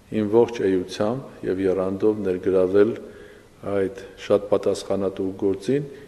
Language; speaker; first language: Armenian; native; Armenian